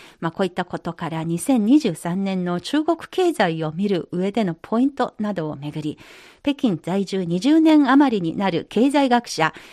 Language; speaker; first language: Japanese; non-native, fluent; Chinese